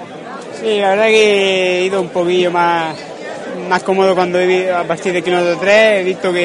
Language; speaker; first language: Spanish; native; Spanish